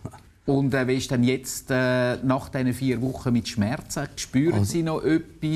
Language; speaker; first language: German; native; German